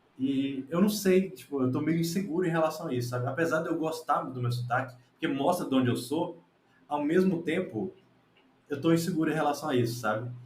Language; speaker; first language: Portuguese; native; Portuguese